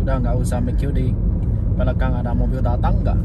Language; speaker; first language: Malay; non-native, learner; Chinese